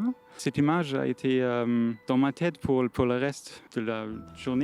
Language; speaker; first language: French; non-native, fluent; German